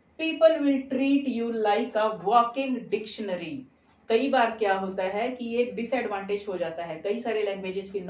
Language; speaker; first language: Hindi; non-native, local second language; Punjabi